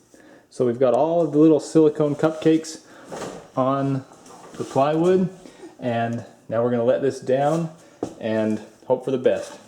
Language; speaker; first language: English; native; English